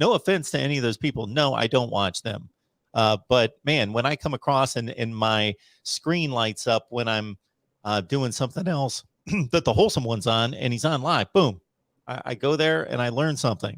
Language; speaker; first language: English; native; English